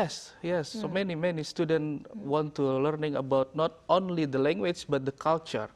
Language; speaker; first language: English; non-native, learner; Indonesian